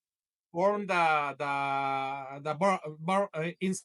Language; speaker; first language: English; non-native, learner; Spanish